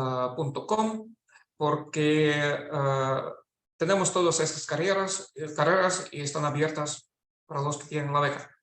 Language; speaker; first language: Spanish; non-native, fluent; Russian